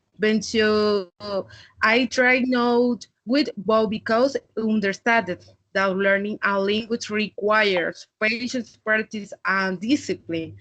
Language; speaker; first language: English; non-native, learner; Spanish